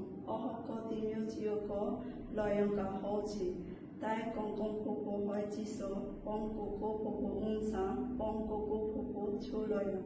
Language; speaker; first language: Cantonese; non-native, learner; Bangla